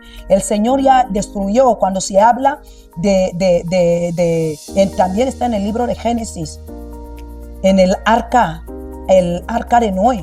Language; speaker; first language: Spanish; non-native, local second language; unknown